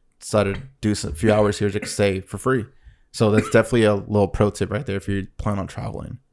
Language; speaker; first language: English; native; English